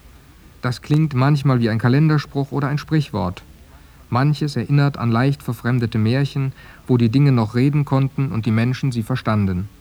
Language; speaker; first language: German; native; German